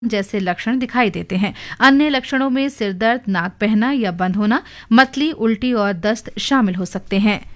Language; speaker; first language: Hindi; native; Hindi